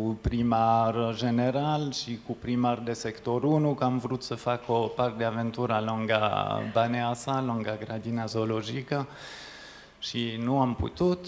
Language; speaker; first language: Romanian; non-native, fluent; French